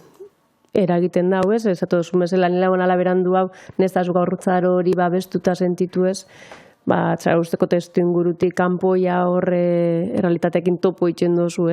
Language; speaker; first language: Basque; native; Basque